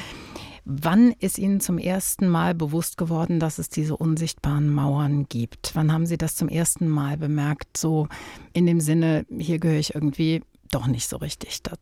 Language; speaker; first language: German; native; German